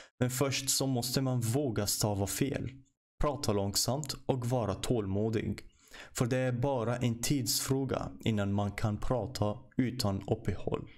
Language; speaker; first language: Swedish; non-native, fluent; Arabic